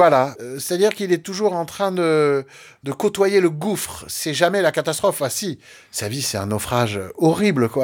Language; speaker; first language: French; native; French